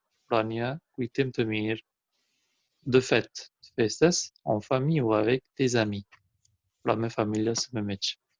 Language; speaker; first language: French; non-native, fluent; Albanian